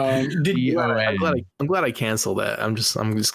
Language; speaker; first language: English; native; English